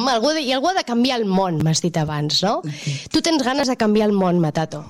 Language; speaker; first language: Catalan; native; Catalan